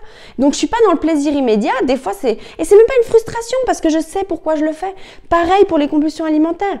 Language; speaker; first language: French; native; French